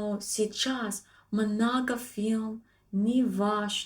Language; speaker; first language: Russian; non-native, learner; English